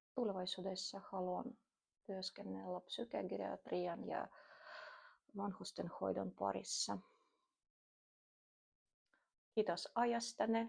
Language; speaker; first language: Finnish; non-native, learner; Russian